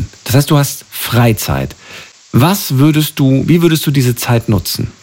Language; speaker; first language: German; native; German